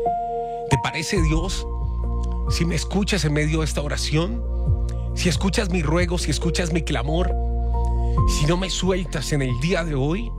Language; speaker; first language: Spanish; native; Spanish